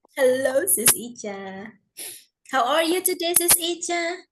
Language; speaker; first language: English; non-native, fluent; Indonesian